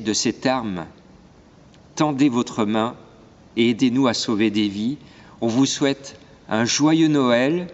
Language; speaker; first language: French; native; French